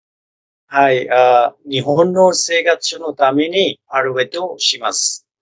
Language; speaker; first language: Japanese; non-native, learner; Bangla